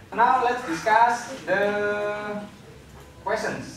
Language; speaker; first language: English; non-native, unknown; Indonesian